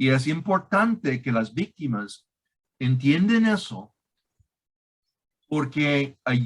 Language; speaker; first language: Spanish; non-native, fluent; English